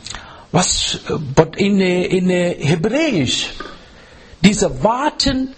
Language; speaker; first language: German; non-native, fluent; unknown